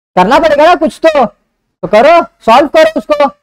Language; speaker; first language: Hindi; non-native, local second language; Marathi